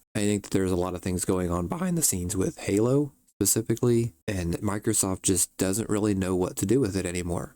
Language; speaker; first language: English; native; English